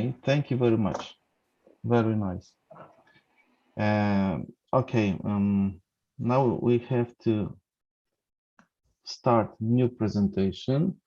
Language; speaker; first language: English; non-native, fluent; Polish